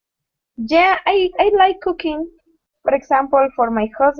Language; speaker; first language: English; non-native, learner; Spanish